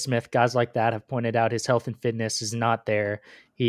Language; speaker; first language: English; native; English